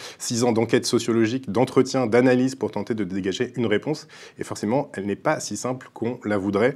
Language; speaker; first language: French; native; French